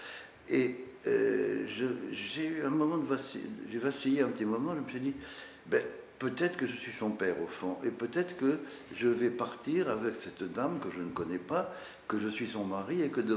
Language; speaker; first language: French; native; French